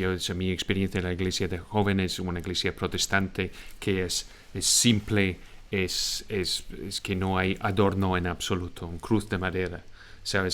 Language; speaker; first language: Spanish; non-native, fluent; English